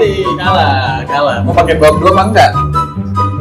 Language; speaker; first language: Indonesian; native; Indonesian